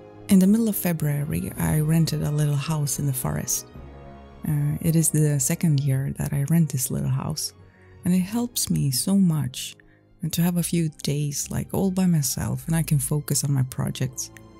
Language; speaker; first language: English; non-native, fluent; Swedish